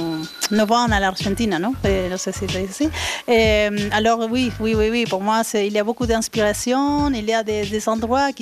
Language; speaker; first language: French; non-native, fluent; Spanish